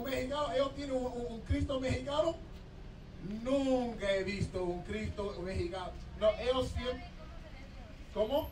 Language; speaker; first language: Spanish; non-native, learner; English